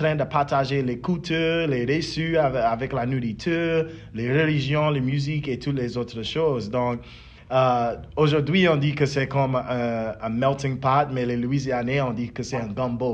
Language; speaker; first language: French; early bilingual, heritage; English